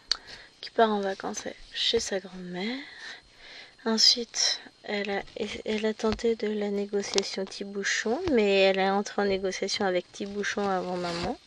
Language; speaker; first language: French; native; French